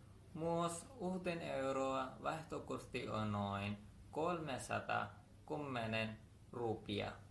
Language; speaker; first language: Finnish; non-native, learner; Urdu